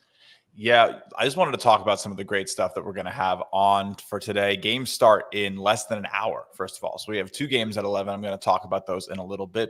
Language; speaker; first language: English; native; English